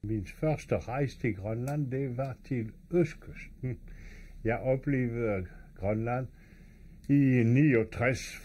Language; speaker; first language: Danish; non-native, fluent; French